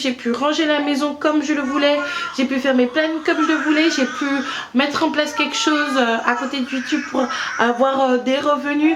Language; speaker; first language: French; native; French